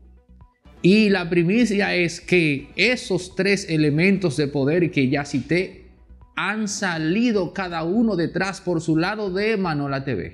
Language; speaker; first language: Spanish; native; Spanish